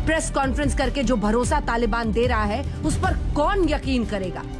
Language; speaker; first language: Hindi; native; Hindi